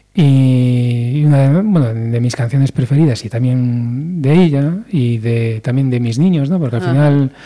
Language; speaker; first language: Spanish; native; Spanish